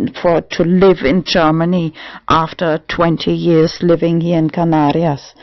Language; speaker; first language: English; non-native, learner; German